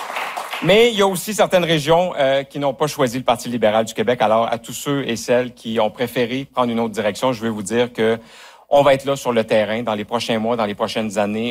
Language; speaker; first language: French; native; French